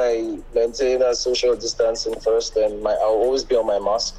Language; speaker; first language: English; non-native, local second language; Igbo